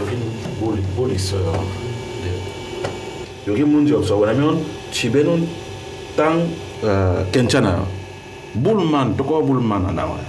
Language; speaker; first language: Korean; non-native, learner; French